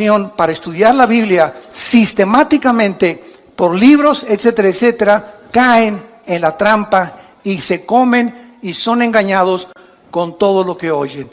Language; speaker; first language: Spanish; native; Spanish